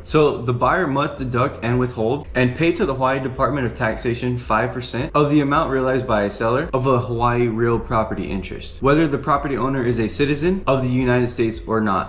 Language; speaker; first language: English; native; English